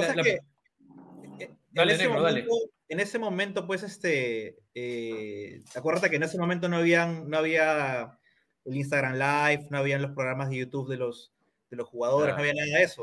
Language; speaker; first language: Spanish; native; Spanish